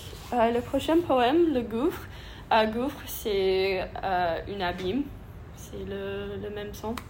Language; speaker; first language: French; non-native, learner; English